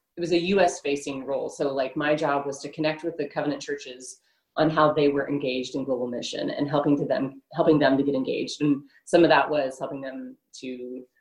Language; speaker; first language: English; native; English